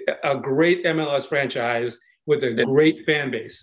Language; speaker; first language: English; native; English